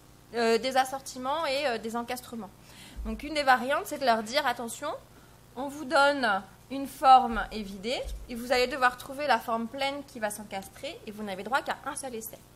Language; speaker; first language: French; native; French